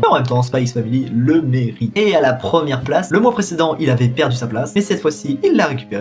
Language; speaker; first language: French; native; French